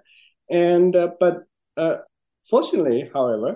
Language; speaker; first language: English; non-native, fluent; Chinese